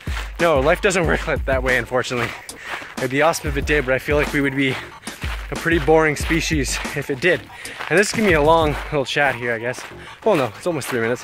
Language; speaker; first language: English; native; English